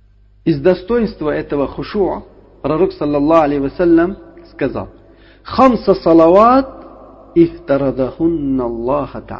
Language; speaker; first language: Russian; non-native, learner; Uzbek